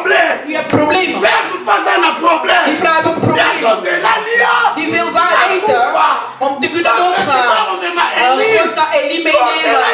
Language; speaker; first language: Dutch; non-native, learner; Lingala